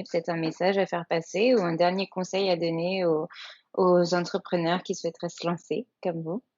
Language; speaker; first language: French; native; French